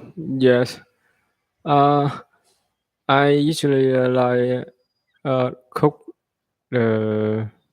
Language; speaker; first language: English; non-native, learner; Vietnamese